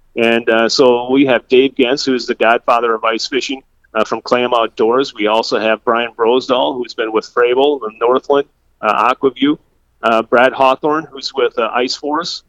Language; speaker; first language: English; native; English